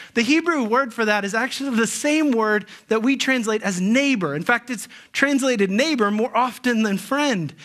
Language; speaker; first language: English; native; English